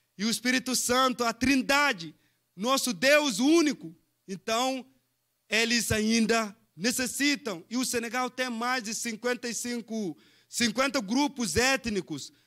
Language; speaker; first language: Portuguese; non-native, fluent; Fula